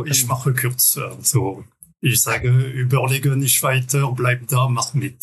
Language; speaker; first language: German; non-native, fluent; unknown